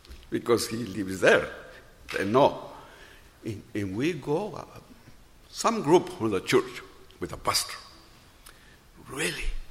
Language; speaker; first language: English; non-native, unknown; Spanish